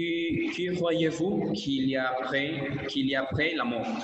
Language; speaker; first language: French; non-native, learner; Spanish